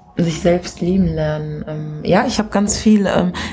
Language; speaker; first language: German; early bilingual, other home language; Swahili